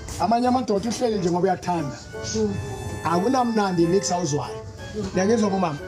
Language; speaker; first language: Zulu; non-native, local second language; Southern Sotho